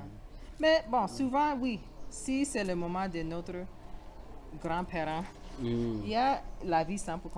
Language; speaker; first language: French; non-native, learner; English